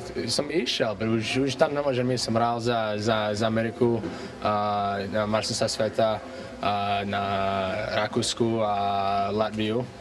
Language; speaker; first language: Slovak; early bilingual, heritage; English